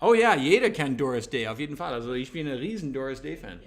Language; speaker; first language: German; non-native, learner; English